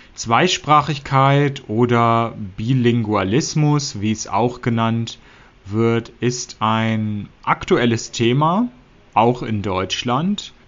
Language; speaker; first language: German; native; German